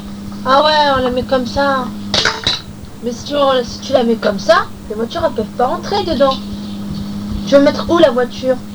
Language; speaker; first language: French; native; French